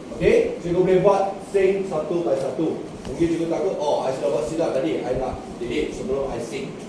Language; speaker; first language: Malay; non-native, local second language; Chinese